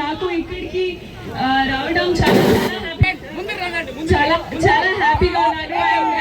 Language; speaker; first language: Telugu; non-native, learner; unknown